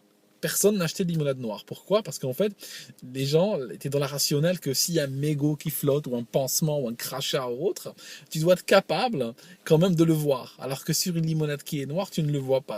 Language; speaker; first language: French; non-native, local second language; Arabic